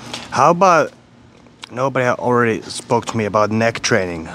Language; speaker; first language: English; non-native, fluent; Finnish